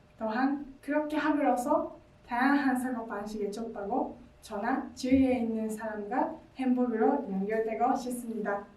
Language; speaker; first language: Korean; non-native, learner; Japanese